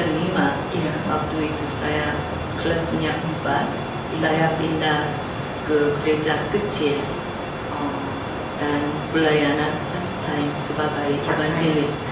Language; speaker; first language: Indonesian; non-native, learner; Korean